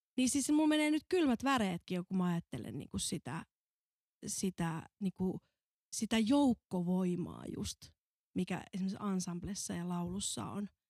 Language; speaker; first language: Finnish; native; Finnish